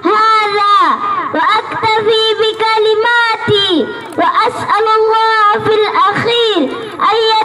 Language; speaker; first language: Arabic; non-native, learner; Urdu